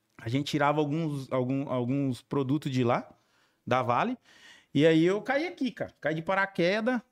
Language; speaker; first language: Portuguese; native; Portuguese